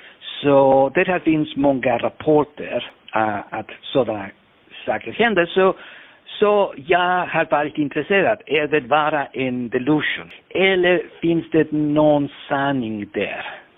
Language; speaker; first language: Swedish; non-native, fluent; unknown